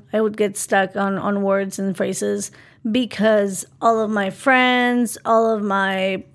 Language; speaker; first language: English; early bilingual, other home language; Spanish